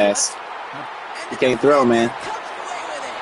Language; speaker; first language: English; native; English